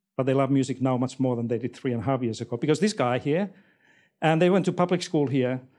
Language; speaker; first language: English; non-native, fluent; Finnish